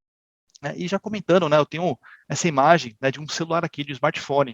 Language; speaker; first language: Portuguese; native; Portuguese